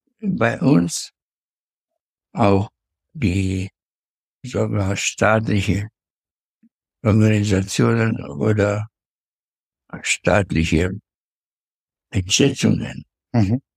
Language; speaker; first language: German; non-native, fluent; Russian